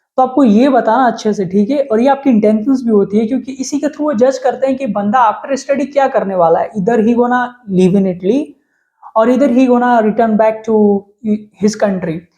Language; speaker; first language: Hindi; native; Hindi